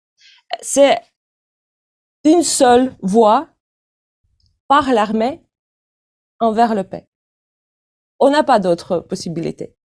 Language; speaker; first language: French; non-native, fluent; Ukrainian